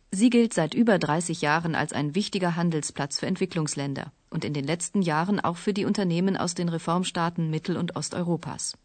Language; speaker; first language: German; native; German